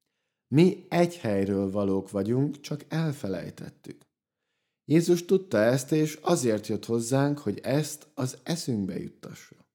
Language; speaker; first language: Hungarian; native; Hungarian